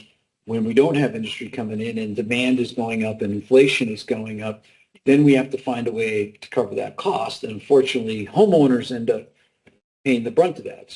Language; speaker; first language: English; native; English